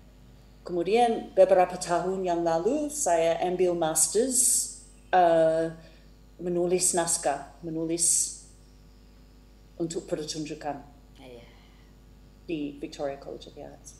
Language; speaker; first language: Indonesian; non-native, fluent; English